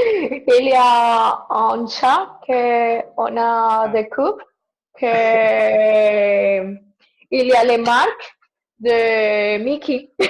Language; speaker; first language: French; non-native, learner; Spanish